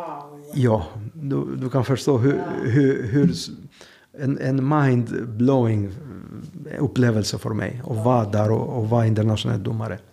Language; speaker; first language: Swedish; non-native, fluent; Greek